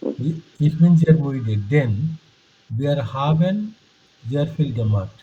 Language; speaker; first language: German; non-native, fluent; Bangla